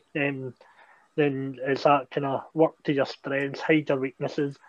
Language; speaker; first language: English; native; English